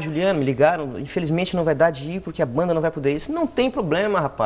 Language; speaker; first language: Portuguese; native; Portuguese